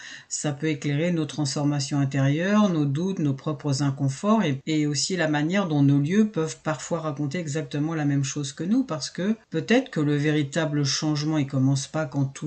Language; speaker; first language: French; native; French